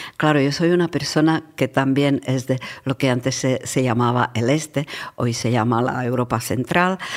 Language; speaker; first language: Spanish; non-native, fluent; Czech